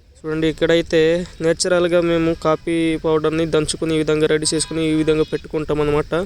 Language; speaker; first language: Telugu; native; Telugu